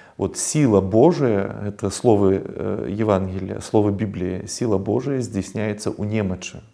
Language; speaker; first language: Belarusian; native; Belarusian